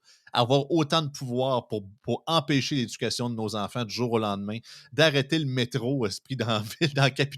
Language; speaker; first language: French; native; French